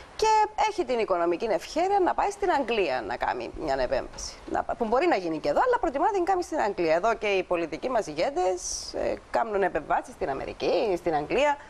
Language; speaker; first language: Greek; native; Greek